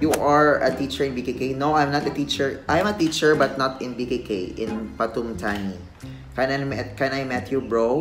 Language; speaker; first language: English; non-native, local second language; Filipino